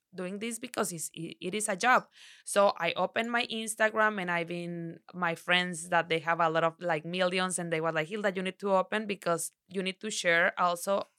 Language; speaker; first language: English; non-native, learner; Spanish